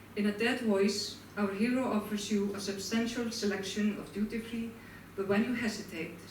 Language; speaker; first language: English; non-native, fluent; Icelandic